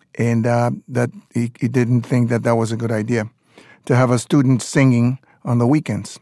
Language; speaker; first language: English; non-native, fluent; Spanish